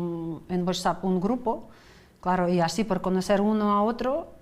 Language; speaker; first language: Spanish; non-native, fluent; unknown